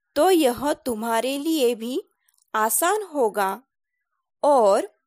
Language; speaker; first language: Hindi; non-native, local second language; Marathi